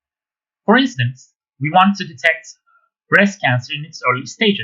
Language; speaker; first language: English; non-native, fluent; Turkish